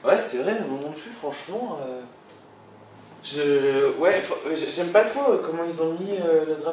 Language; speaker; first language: French; native; French